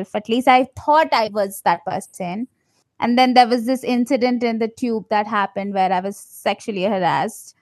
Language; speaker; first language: English; non-native, local second language; Malayalam